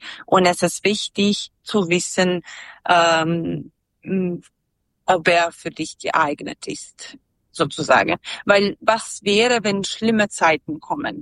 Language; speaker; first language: German; non-native, fluent; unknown